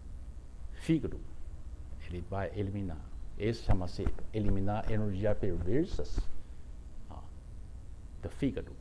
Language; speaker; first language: Portuguese; non-native, fluent; Chinese